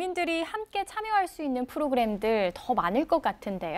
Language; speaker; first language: Korean; native; Korean